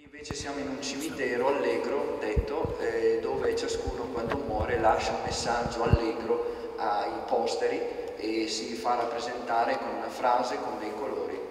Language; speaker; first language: Italian; native; Italian